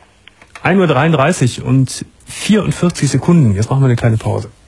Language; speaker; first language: German; native; German